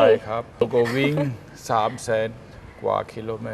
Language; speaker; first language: Thai; non-native, fluent; German